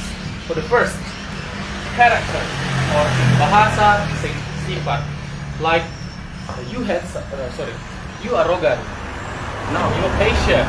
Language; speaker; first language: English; non-native, learner; Indonesian